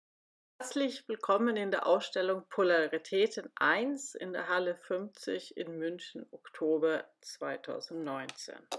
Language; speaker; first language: German; non-native, fluent; Swedish